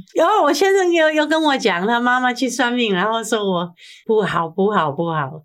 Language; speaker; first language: Chinese; non-native, fluent; English